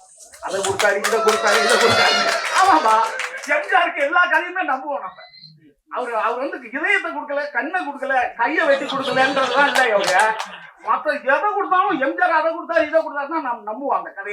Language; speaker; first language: Tamil; native; Tamil